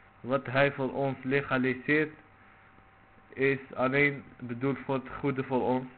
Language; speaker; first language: Dutch; non-native, local second language; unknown